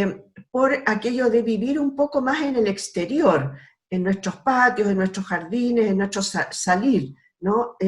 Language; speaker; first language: Spanish; native; Spanish